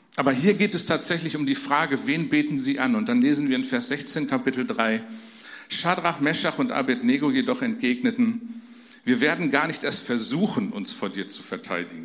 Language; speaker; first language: German; native; German